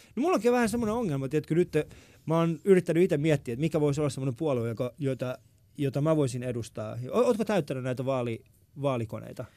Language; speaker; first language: Finnish; early bilingual, other home language; Persian